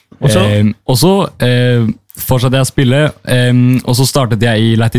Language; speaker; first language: Norwegian; early bilingual, other home language; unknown